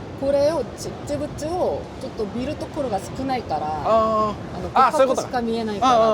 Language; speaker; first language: Japanese; non-native, fluent; Korean